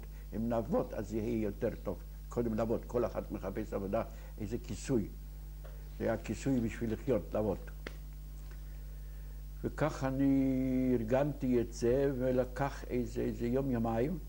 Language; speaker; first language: Hebrew; non-native, fluent; Yiddish